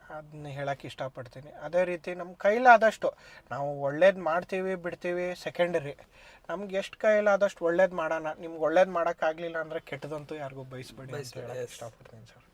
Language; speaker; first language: Kannada; native; Kannada